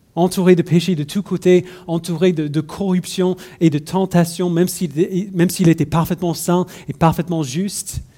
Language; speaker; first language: French; non-native, fluent; English